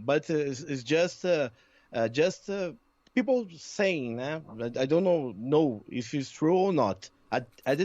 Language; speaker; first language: English; non-native, learner; Portuguese